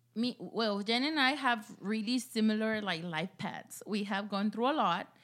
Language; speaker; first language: English; early bilingual, other home language; Spanish